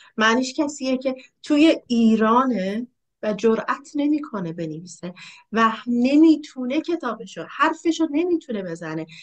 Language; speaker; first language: Persian; native; Persian